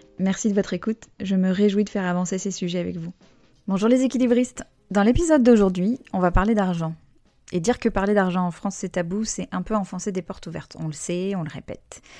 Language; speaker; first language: French; early bilingual, heritage; French